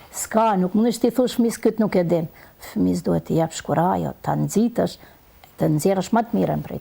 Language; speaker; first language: Albanian; native; Albanian